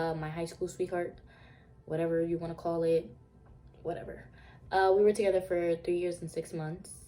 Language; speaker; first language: English; native; English